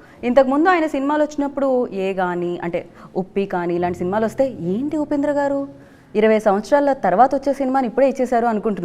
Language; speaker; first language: Telugu; native; Telugu